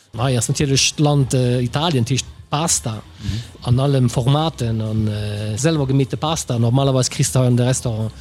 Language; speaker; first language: Luxembourgish; early bilingual, other home language; Italian